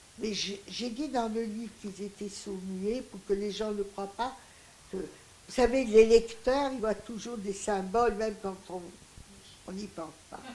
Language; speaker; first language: French; non-native, local second language; Greek